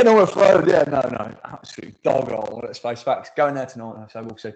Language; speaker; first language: English; native; English